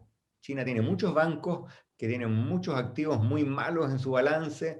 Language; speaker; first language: Spanish; native; Spanish